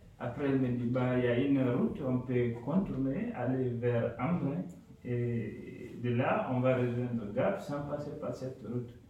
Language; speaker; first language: French; non-native, local second language; Fula